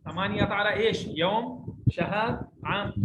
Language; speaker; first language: Arabic; non-native, fluent; Urdu